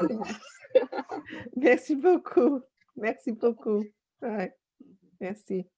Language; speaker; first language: French; non-native, fluent; English